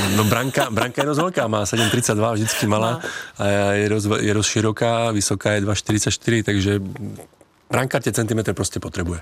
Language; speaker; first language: Slovak; native; Slovak